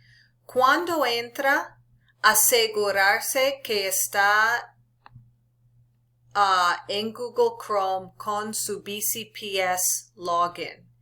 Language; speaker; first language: Spanish; non-native, local second language; English